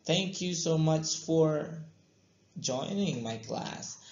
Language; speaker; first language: English; non-native, fluent; Indonesian